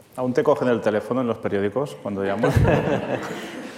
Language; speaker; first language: Spanish; native; Spanish